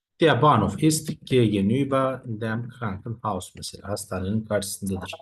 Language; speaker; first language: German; non-native, fluent; Turkish